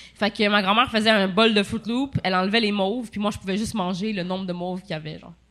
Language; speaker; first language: French; native; French